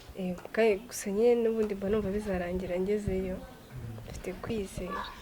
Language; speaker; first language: Kinyarwanda; native; Kinyarwanda